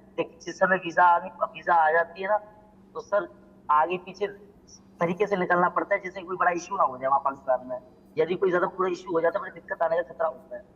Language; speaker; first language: Urdu; non-native, local second language; Sindhi